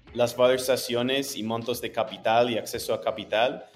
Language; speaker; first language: Spanish; non-native, fluent; English